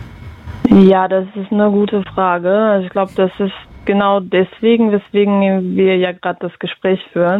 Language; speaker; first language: German; early bilingual, other home language; Russian